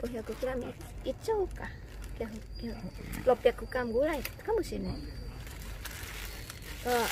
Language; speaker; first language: Japanese; non-native, fluent; Thai